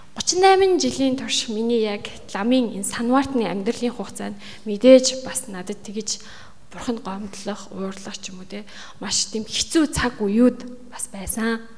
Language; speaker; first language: Mongolian; native; Mongolian